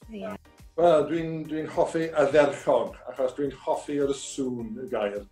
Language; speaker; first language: Welsh; non-native, fluent; English